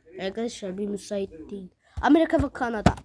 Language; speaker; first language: Turkish; early bilingual, other home language; Arabic